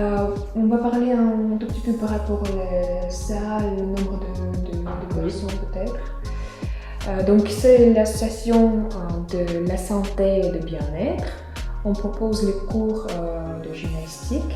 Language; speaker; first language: French; non-native, fluent; Russian